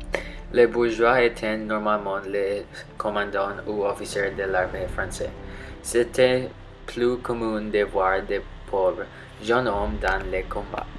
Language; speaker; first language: French; non-native, learner; English